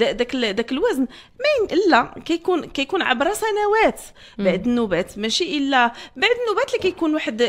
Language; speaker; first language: Arabic; native; Arabic